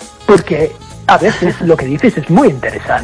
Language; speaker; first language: Spanish; non-native, fluent; English